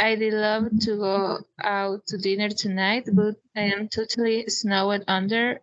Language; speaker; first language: English; non-native, learner; Spanish